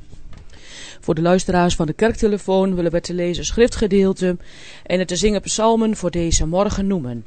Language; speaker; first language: Dutch; native; Dutch